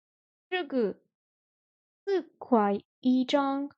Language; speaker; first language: Chinese; non-native, learner; French